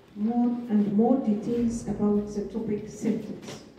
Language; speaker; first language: English; non-native, fluent; Arabic